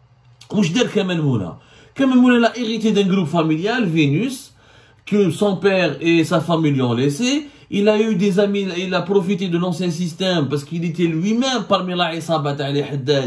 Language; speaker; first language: French; non-native, local second language; Arabic